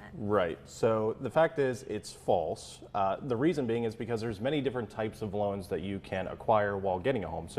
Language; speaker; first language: English; native; English